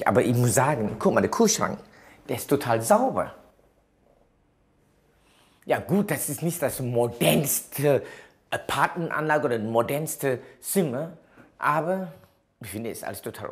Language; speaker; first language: German; non-native, fluent; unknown